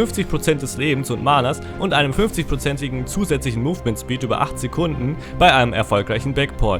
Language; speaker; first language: German; native; German